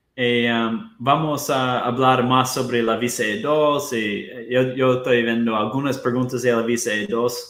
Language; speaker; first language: Spanish; non-native, fluent; Portuguese